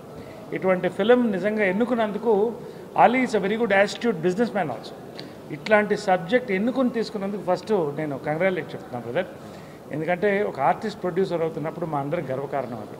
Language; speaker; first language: Telugu; native; Telugu